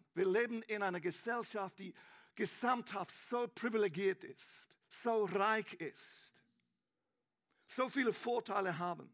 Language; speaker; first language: German; non-native, learner; English